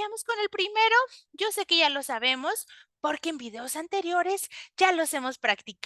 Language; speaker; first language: Spanish; native; Spanish